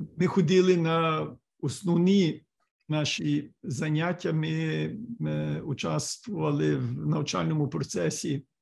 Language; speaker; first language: Ukrainian; early bilingual, heritage; Ukrainian